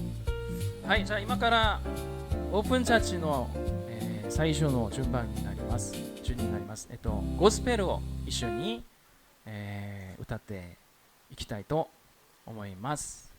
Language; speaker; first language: Japanese; non-native, fluent; Korean